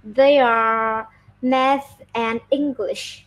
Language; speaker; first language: English; non-native, learner; Vietnamese